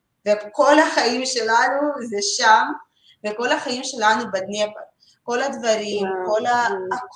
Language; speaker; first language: Hebrew; non-native, learner; Russian